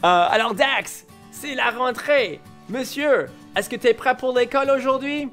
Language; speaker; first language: French; non-native, fluent; English